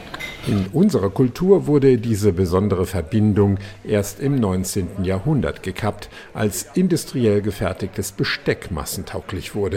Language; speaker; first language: German; native; German